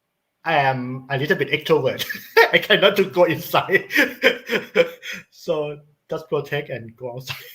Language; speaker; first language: English; non-native, learner; Thai